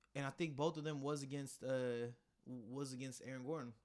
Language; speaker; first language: English; native; English